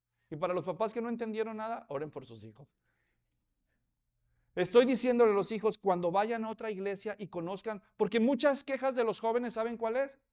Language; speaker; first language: Spanish; native; Spanish